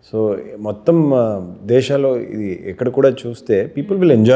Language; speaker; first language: Telugu; non-native, learner; Kannada